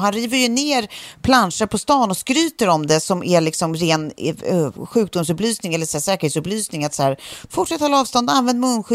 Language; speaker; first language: Swedish; native; Swedish